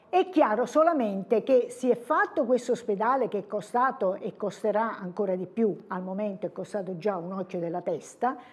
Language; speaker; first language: Italian; native; Italian